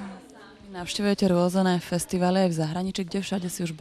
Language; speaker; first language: Slovak; native; Slovak